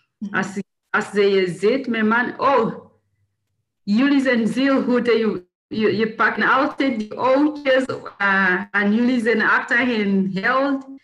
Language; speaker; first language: Dutch; non-native, learner; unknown